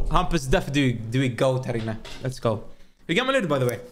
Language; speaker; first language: Swedish; native; Swedish